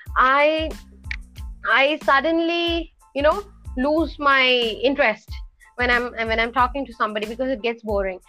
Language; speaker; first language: English; non-native, local second language; Telugu